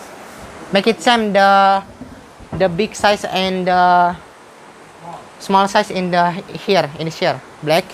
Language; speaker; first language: English; non-native, learner; Indonesian